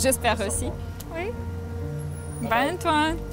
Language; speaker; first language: French; non-native, learner; Russian